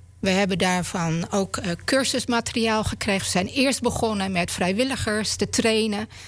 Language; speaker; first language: Dutch; native; Dutch